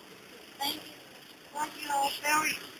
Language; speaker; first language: English; non-native, learner; Thai